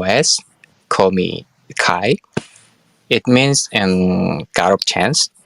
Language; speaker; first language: English; non-native, learner; Korean